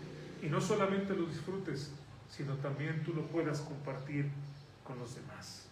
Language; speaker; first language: Spanish; native; Spanish